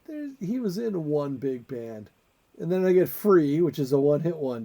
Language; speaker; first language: English; native; English